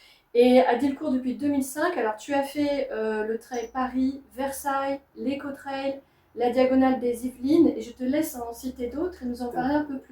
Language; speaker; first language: French; native; French